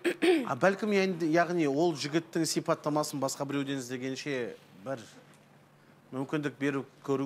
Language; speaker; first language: Kazakh; native; Kazakh